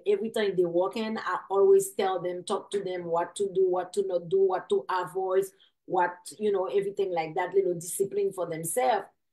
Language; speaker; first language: English; non-native, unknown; Haitian Creole